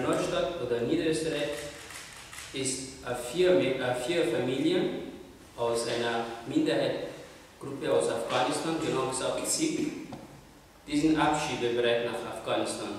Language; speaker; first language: German; non-native, fluent; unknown